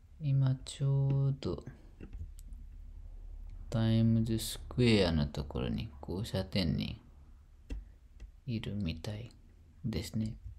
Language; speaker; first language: Japanese; non-native, fluent; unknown